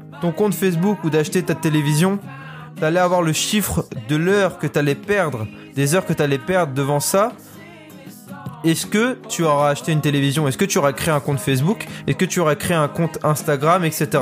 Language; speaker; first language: French; native; French